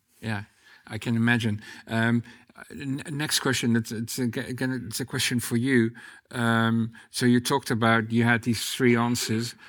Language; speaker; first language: English; non-native, fluent; Dutch